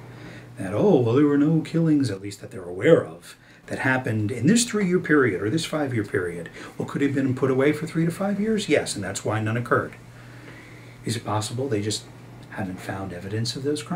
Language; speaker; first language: English; native; English